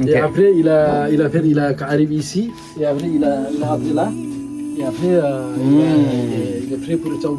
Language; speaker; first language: French; non-native, learner; Nepali